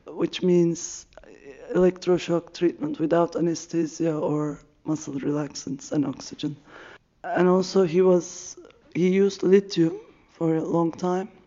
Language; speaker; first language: English; non-native, fluent; Turkish